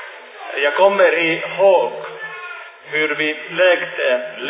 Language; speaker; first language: Swedish; non-native, fluent; Finnish